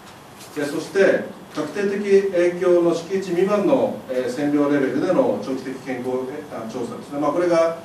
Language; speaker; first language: Japanese; native; Japanese